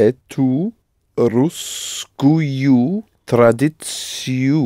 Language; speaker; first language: Russian; non-native, learner; English